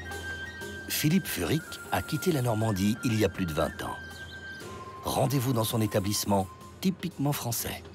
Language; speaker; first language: French; native; French